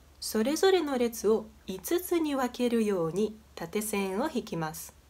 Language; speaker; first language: Japanese; non-native, fluent; Portuguese